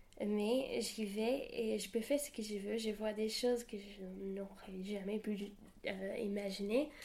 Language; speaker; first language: French; non-native, fluent; English